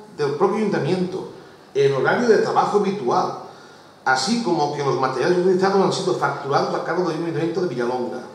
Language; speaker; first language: Spanish; non-native, local second language; Catalan